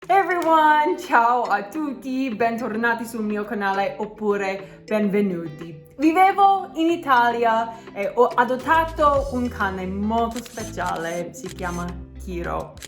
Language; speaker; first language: Italian; non-native, fluent; English